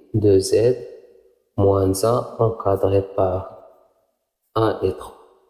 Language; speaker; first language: French; non-native, local second language; Arabic